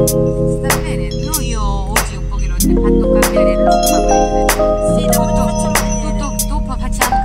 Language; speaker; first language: Italian; non-native, learner; Korean